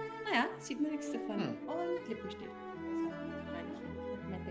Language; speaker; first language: German; native; German